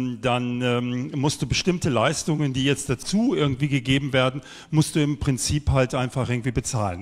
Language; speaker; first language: German; native; German